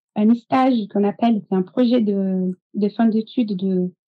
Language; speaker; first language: French; non-native, fluent; Portuguese